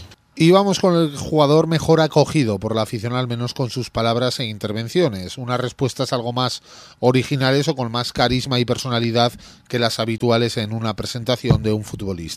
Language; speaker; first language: Spanish; native; Spanish